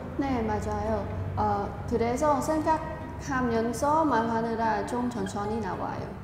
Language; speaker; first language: Korean; non-native, fluent; Khmer